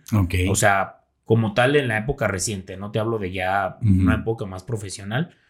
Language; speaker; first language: Spanish; native; Spanish